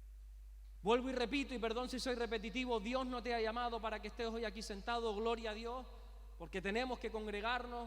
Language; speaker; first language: Spanish; native; Spanish